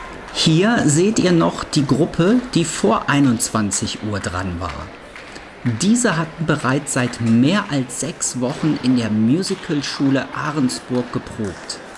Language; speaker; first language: German; native; German